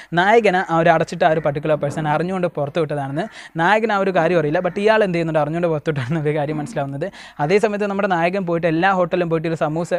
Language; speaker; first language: Malayalam; native; Malayalam